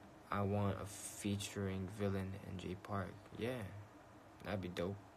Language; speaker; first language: English; early bilingual, other home language; Korean